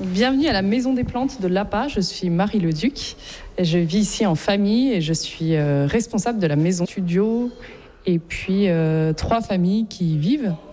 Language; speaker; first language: French; native; French